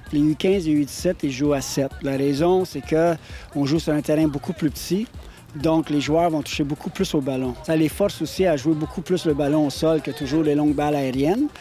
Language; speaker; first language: French; native; French